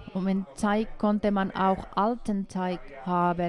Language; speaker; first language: German; non-native, fluent; Finnish